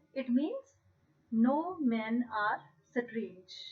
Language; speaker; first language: English; non-native, local second language; Punjabi